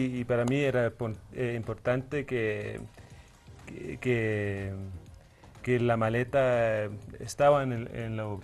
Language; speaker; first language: Spanish; early bilingual, heritage; Danish